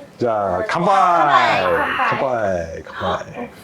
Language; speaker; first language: Japanese; native; Japanese